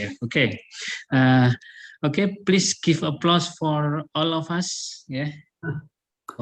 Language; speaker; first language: English; non-native, learner; Indonesian